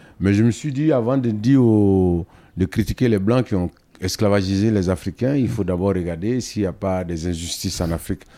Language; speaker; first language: French; non-native, local second language; Dyula